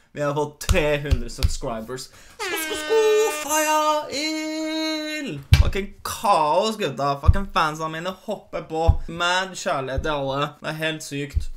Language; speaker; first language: Norwegian; early bilingual, other home language; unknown